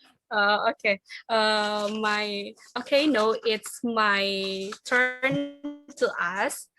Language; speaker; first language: English; non-native, learner; Indonesian